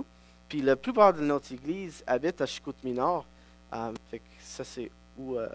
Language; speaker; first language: French; non-native, local second language; English